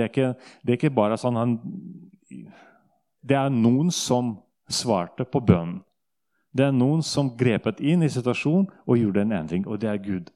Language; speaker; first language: Norwegian; non-native, fluent; Russian